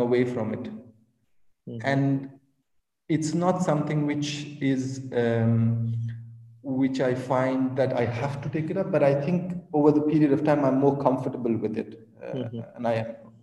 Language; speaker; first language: English; non-native, local second language; Pashto